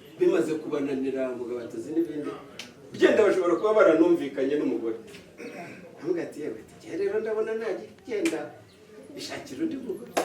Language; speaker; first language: Kinyarwanda; early bilingual, heritage; Kinyarwanda